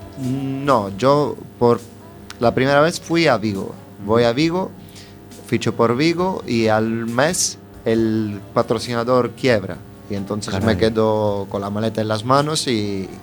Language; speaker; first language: Spanish; non-native, fluent; Italian